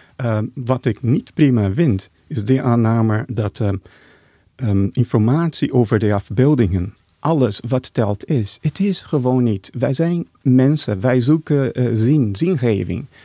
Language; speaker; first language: Dutch; non-native, fluent; Portuguese